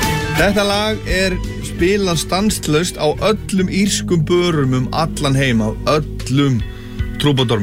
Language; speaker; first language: Icelandic; native; Icelandic